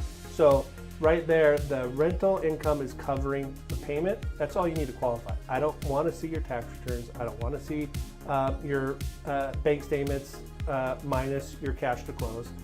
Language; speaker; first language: English; native; English